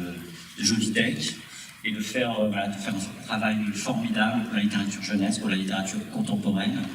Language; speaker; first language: French; native; French